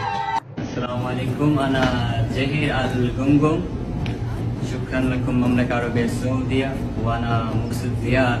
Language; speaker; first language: Arabic; non-native, learner; Bangla